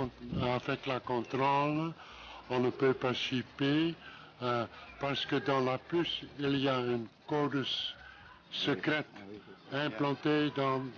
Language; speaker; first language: French; non-native, learner; Dutch